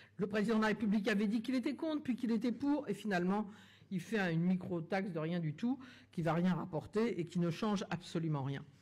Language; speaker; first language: French; native; French